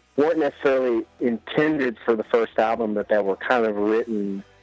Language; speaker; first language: English; native; English